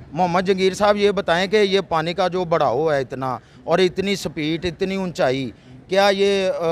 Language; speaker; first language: Urdu; non-native, local second language; Punjabi